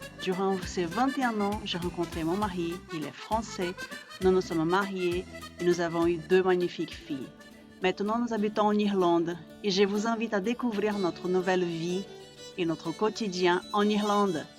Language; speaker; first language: French; non-native, fluent; Portuguese